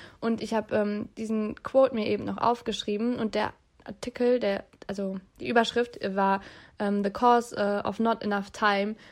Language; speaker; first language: German; early bilingual, other home language; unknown